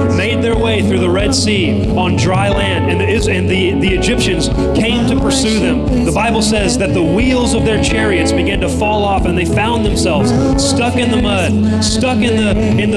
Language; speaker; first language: English; native; English